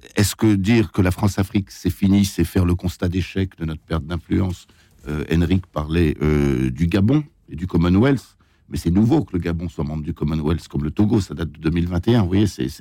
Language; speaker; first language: French; native; French